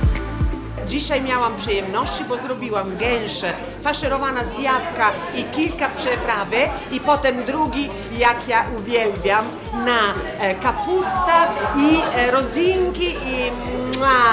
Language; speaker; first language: Polish; non-native, fluent; Italian